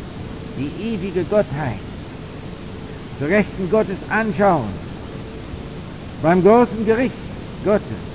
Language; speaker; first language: German; non-native, fluent; English